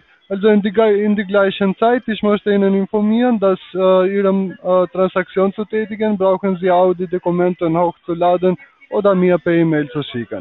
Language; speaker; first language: German; non-native, learner; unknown